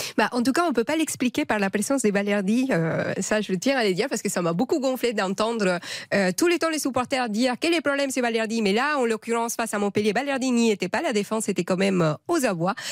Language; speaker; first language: French; non-native, fluent; Spanish